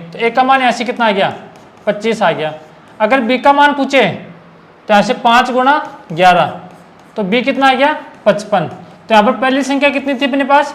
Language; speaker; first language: Hindi; native; Hindi